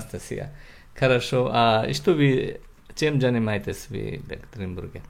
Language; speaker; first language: Russian; non-native, learner; Bangla